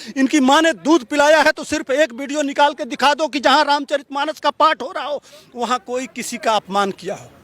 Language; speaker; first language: Hindi; native; Hindi